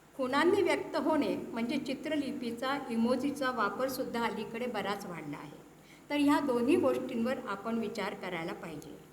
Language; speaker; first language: Marathi; early bilingual, heritage; Marathi